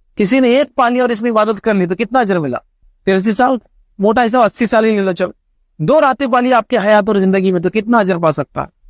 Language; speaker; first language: Urdu; native; Urdu